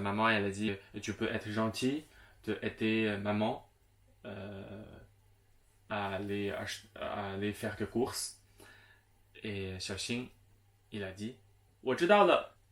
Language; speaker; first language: French; non-native, local second language; Chinese